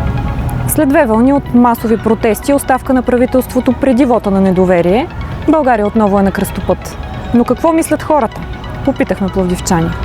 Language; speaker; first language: Bulgarian; native; Bulgarian